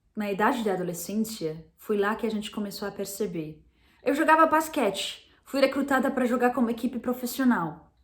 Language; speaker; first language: Portuguese; non-native, fluent; Arabic